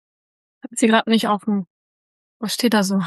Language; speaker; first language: German; native; German